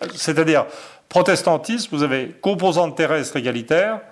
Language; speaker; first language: French; native; French